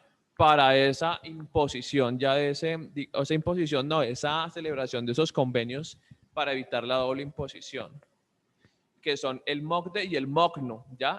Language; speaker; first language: Spanish; native; Spanish